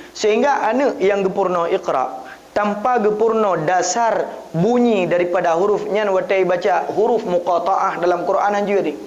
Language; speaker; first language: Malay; non-native, local second language; Achinese